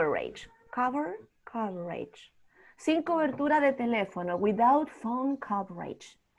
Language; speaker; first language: Spanish; native; Spanish